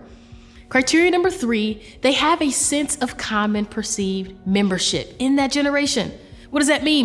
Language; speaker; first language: English; native; English